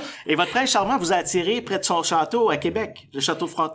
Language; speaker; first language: French; native; French